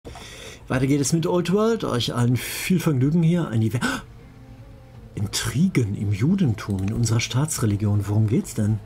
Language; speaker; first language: German; native; German